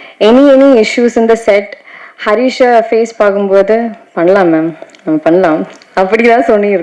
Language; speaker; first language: Tamil; non-native, learner; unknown